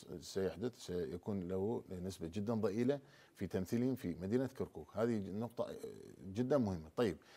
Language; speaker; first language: Arabic; non-native, local second language; Turkmen